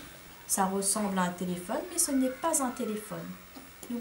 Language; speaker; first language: French; native; French